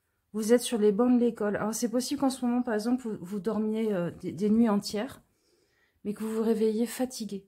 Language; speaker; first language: French; native; French